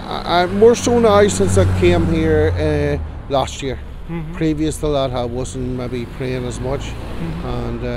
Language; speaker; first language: English; native; English